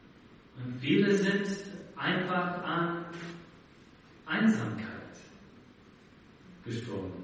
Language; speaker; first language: German; non-native, fluent; English